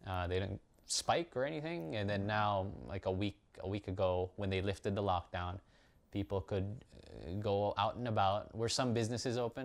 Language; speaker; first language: English; non-native, local second language; Hiligaynon